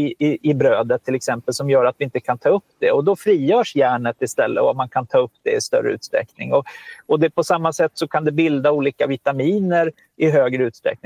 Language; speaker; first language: Swedish; native; Swedish